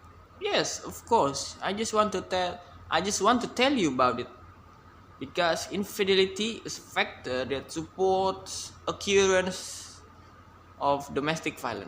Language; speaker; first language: English; non-native, learner; Indonesian